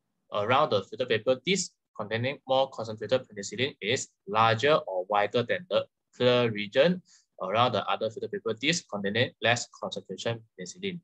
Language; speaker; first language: English; non-native, local second language; Chinese